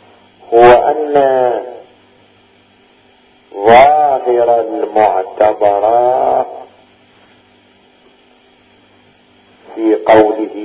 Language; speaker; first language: Arabic; native; Arabic